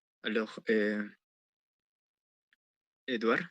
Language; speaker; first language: French; non-native, learner; Spanish